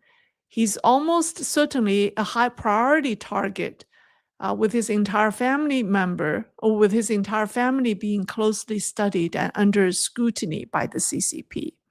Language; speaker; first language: English; non-native, fluent; Chinese